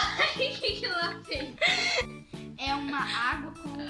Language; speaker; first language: Portuguese; early bilingual, heritage; Portuguese